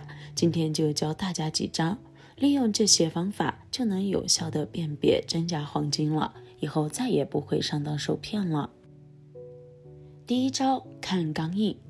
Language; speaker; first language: Chinese; native; Chinese